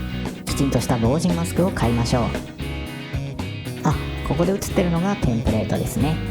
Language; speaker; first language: Japanese; native; Japanese